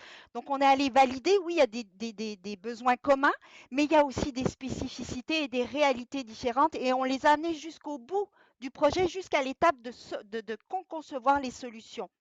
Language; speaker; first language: French; native; French